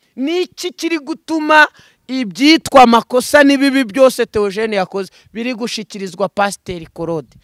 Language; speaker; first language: Kinyarwanda; native; Kinyarwanda